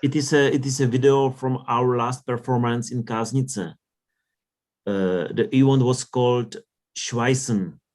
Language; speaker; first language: English; non-native, learner; Czech